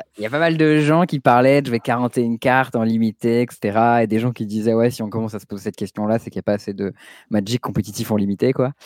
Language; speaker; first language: French; native; French